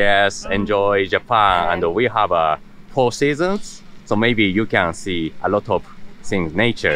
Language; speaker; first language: English; non-native, learner; Japanese